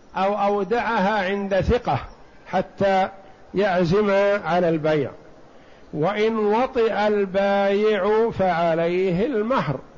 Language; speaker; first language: Arabic; native; Arabic